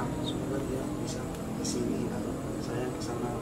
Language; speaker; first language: Indonesian; non-native, fluent; Arabic